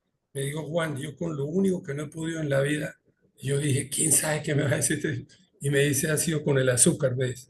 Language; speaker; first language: Spanish; native; Spanish